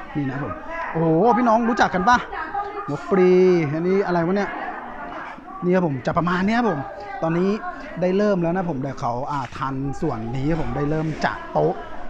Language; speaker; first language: Thai; non-native, local second language; Akha